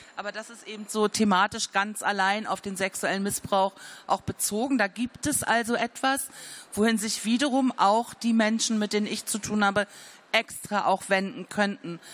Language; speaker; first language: German; native; German